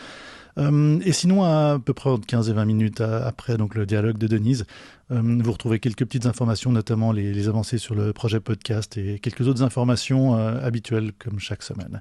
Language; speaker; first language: French; native; French